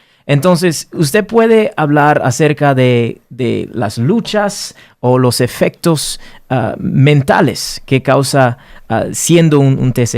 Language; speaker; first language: Spanish; early bilingual, heritage; Spanish